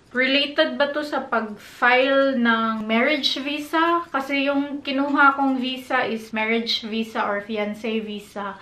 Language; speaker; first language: Filipino; non-native, local second language; Cebuano